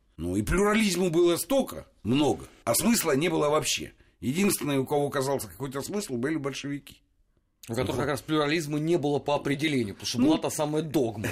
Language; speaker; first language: Russian; native; Russian